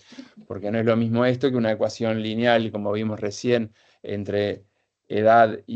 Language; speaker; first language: Spanish; native; Spanish